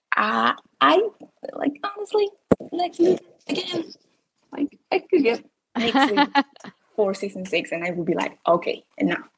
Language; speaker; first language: English; non-native, fluent; Spanish